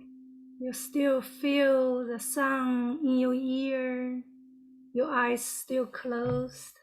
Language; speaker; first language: English; non-native, fluent; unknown